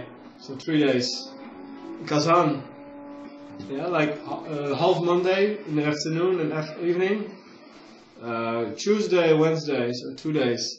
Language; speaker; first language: English; non-native, learner; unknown